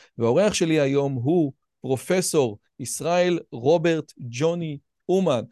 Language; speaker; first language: Hebrew; native; Hebrew